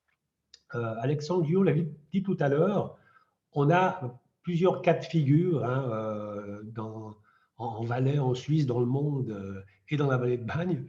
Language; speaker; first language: French; native; French